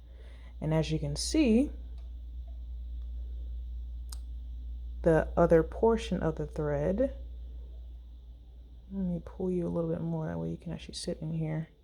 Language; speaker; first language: English; native; English